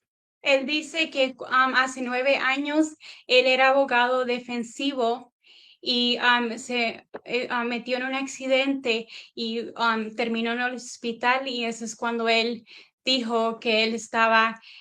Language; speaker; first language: Spanish; early bilingual, heritage; Spanish